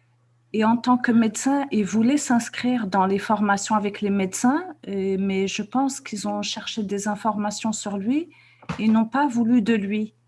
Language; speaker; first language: French; non-native, local second language; Kabyle